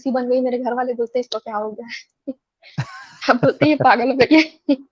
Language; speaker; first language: Hindi; native; Hindi